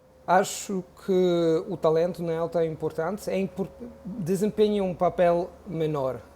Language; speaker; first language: Portuguese; non-native, fluent; Italian